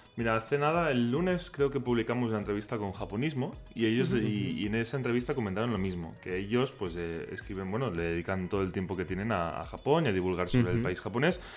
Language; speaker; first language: Spanish; non-native, local second language; Catalan